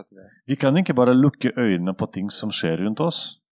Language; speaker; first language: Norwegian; non-native, fluent; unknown